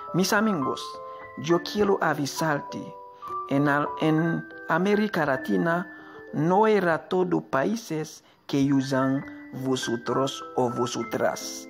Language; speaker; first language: Spanish; non-native, learner; Haitian Creole